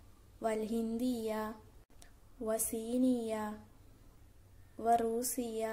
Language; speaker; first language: Arabic; non-native, learner; Malayalam